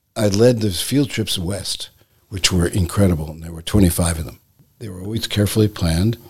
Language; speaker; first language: English; native; English